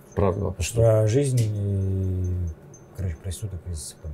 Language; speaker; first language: Russian; native; Russian